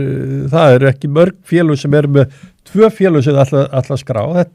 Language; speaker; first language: Icelandic; native; Icelandic